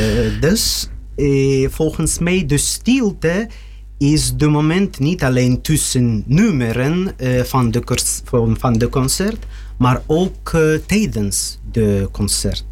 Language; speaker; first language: Dutch; non-native, learner; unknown